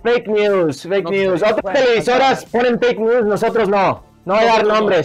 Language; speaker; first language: Spanish; native; Spanish